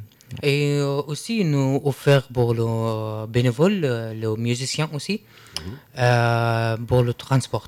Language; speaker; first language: French; non-native, learner; Arabic